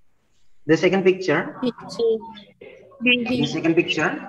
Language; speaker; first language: English; non-native, learner; Indonesian